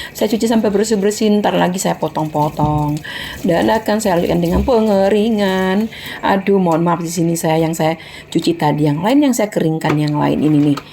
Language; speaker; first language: Indonesian; non-native, local second language; Minangkabau